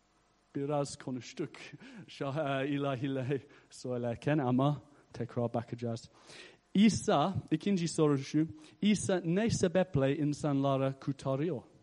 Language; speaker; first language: Turkish; non-native, fluent; English